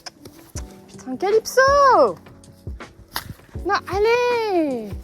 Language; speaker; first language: French; native; French